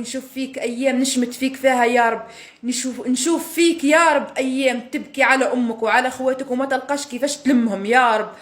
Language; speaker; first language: Arabic; native; Arabic